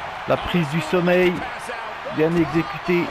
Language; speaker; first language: French; native; French